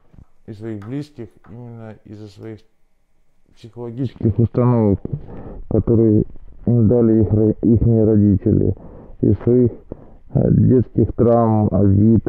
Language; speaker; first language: Russian; native; Russian